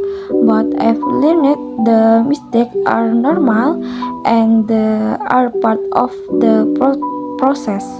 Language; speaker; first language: English; non-native, learner; Indonesian